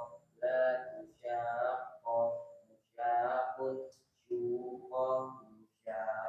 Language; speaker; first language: Arabic; non-native, learner; Indonesian